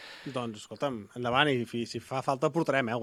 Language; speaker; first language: Catalan; native; Catalan